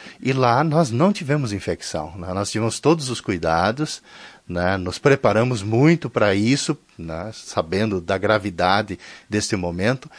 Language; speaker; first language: Portuguese; native; Portuguese